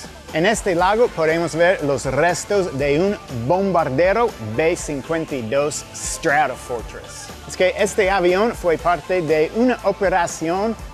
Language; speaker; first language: Spanish; non-native, fluent; English